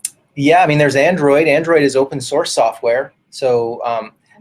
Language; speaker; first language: English; native; English